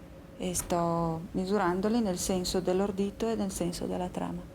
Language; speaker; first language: Italian; native; Italian